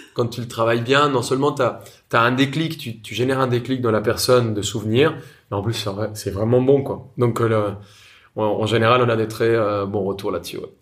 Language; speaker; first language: French; non-native, fluent; Spanish